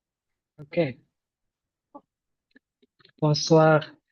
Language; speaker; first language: French; non-native, fluent; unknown